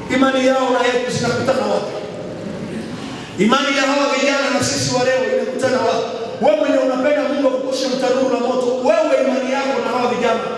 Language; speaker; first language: Swahili; native; Swahili